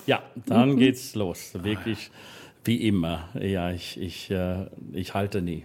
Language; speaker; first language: German; non-native, fluent; English